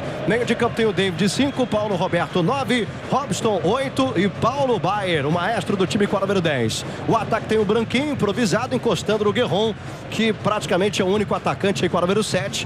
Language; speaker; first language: Portuguese; native; Portuguese